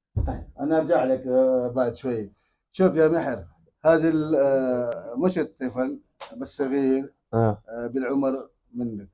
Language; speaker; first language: Arabic; non-native, learner; Urdu